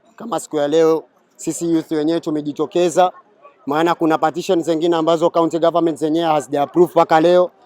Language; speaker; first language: Swahili; native; Swahili